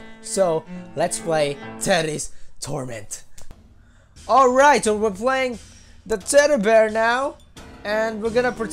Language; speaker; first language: English; non-native, local second language; Filipino